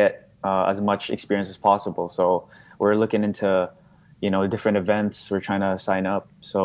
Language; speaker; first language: English; non-native, local second language; Cebuano